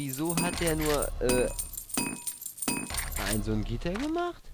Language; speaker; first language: German; native; German